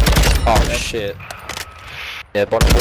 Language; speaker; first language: English; native; English